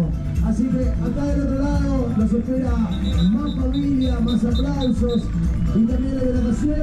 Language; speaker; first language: Spanish; native; Spanish